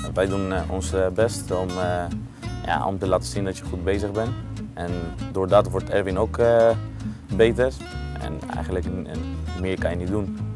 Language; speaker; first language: Dutch; non-native, fluent; Greek